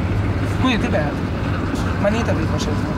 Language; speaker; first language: Latvian; native; Latvian